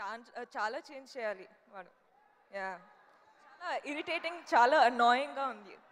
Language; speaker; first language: Telugu; non-native, learner; Kannada